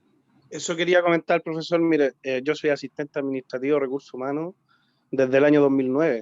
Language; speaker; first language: Spanish; native; Spanish